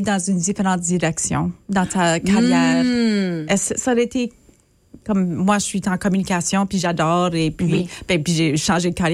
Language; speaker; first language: French; native; French